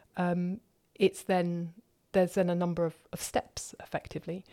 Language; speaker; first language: English; native; English